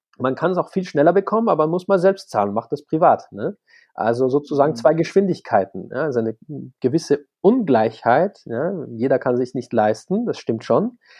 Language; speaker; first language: German; non-native, fluent; French